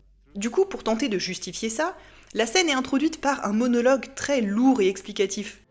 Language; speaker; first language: French; native; French